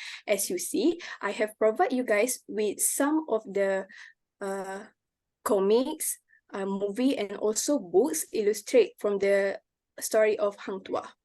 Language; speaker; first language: English; non-native, local second language; Malay